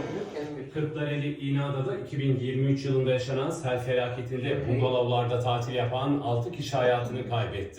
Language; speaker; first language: Turkish; native; Turkish